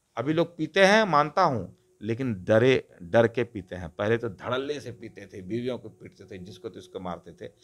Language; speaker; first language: Hindi; non-native, local second language; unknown